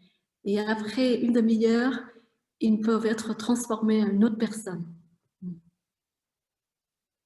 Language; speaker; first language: French; non-native, fluent; Vietnamese